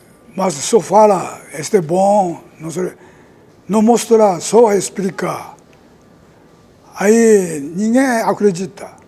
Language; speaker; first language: Portuguese; non-native, learner; Japanese